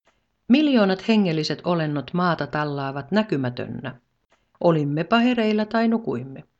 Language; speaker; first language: Finnish; native; Finnish